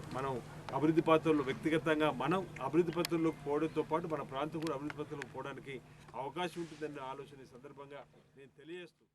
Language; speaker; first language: Telugu; native; Telugu